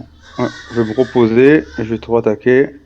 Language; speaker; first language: French; native; French